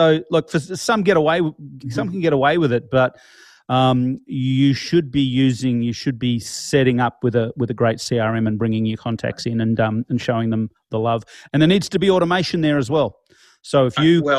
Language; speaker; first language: English; native; English